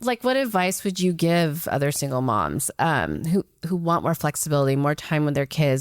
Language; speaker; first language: English; native; English